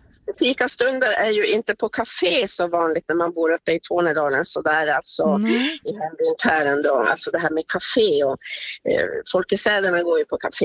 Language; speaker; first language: Swedish; native; Swedish